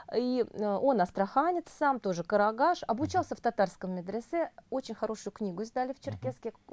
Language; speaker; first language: Russian; native; Russian